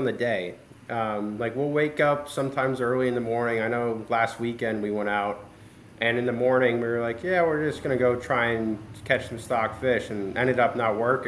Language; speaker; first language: English; native; English